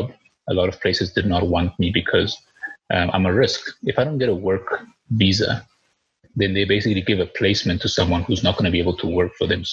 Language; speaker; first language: English; early bilingual, other home language; Spanish